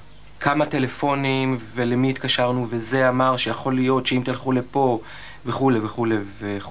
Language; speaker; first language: Hebrew; early bilingual, other home language; Russian